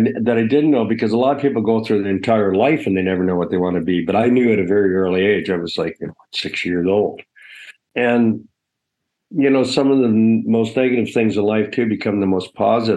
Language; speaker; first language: English; native; English